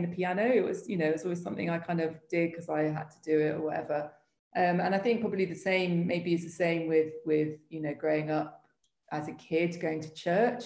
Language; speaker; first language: English; native; English